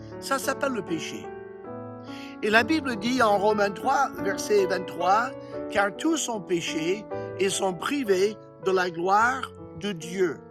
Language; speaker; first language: French; non-native, fluent; English